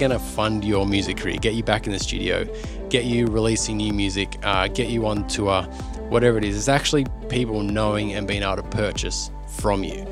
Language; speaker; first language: English; native; English